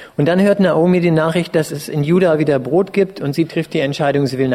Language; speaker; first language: German; native; German